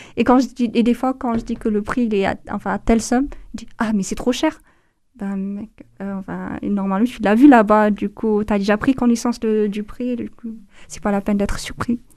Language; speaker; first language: French; non-native, fluent; Amharic